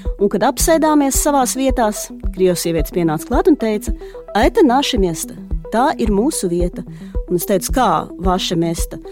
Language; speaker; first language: Latvian; native; Latvian